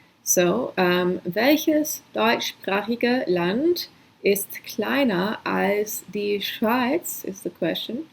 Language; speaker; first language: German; non-native, fluent; English